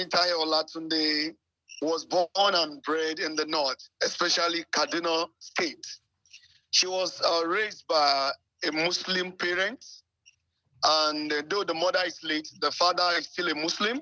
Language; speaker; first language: English; non-native, local second language; Yoruba